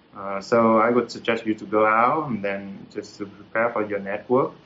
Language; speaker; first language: English; non-native, fluent; Vietnamese